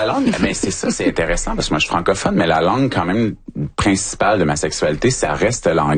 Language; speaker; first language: French; native; French